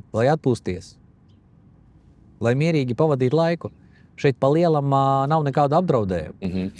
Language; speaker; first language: Latvian; non-native, local second language; Russian